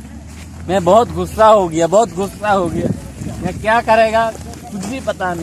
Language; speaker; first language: Hindi; non-native, learner; Bangla